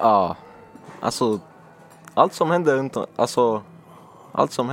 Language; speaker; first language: Swedish; early bilingual, other home language; Finnish